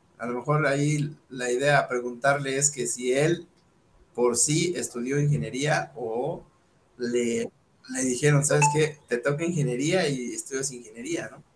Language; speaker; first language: Spanish; native; Spanish